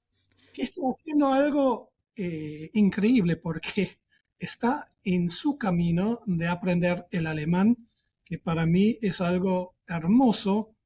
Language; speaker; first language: Spanish; non-native, fluent; German